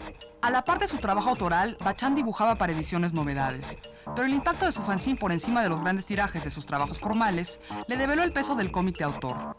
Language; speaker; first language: Spanish; native; Spanish